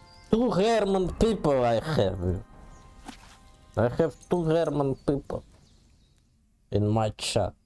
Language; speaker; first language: English; non-native, learner; Russian